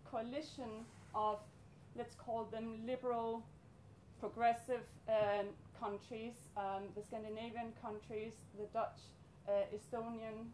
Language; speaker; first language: English; non-native, fluent; Danish